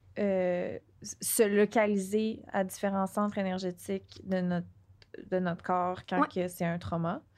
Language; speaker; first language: French; native; French